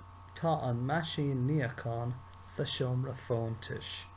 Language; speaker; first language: Irish; non-native, local second language; English